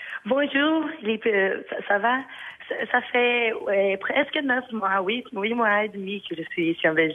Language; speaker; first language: French; non-native, learner; Portuguese